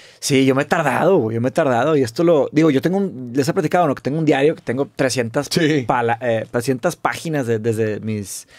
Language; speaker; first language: Spanish; native; Spanish